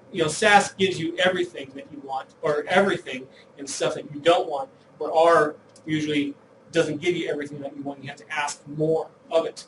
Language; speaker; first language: English; native; English